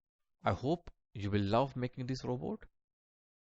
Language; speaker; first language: English; non-native, local second language; Marathi